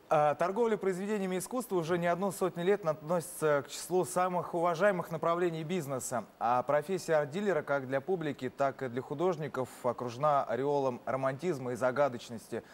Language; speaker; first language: Russian; native; Russian